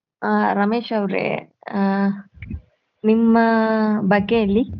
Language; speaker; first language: Kannada; non-native, learner; Tamil